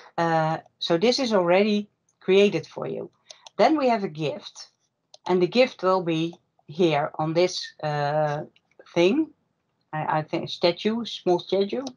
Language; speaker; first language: English; non-native, fluent; Dutch